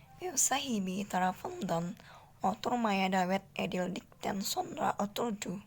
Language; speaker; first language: Turkish; non-native, learner; Indonesian